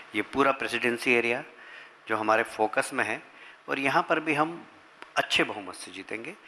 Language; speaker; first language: Hindi; native; Hindi